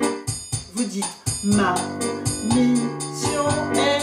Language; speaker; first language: French; native; French